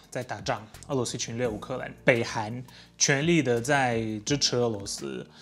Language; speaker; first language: Chinese; non-native, fluent; Polish